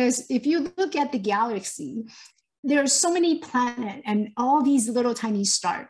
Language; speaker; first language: English; non-native, fluent; Chinese